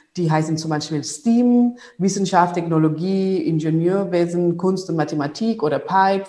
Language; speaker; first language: German; non-native, fluent; Spanish